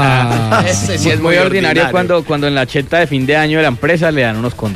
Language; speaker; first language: Spanish; native; Spanish